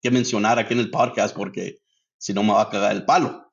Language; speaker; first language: Spanish; early bilingual, heritage; Spanish